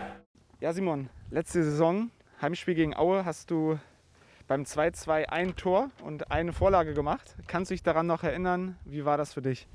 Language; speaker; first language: German; native; German